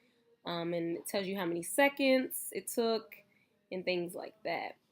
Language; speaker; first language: English; native; English